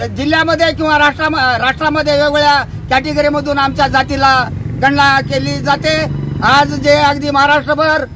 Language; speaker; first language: Marathi; non-native, local second language; Lambadi